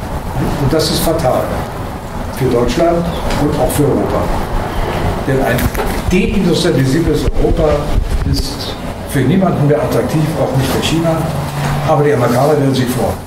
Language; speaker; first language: German; native; German